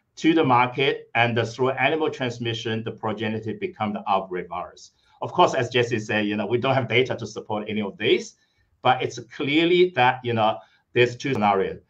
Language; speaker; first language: English; non-native, fluent; Chinese